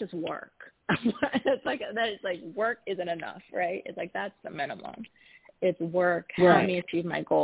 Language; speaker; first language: English; native; English